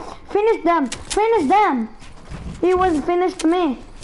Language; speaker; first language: English; non-native, learner; Hebrew